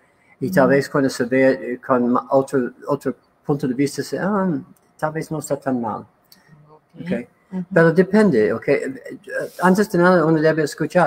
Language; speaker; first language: Spanish; non-native, learner; English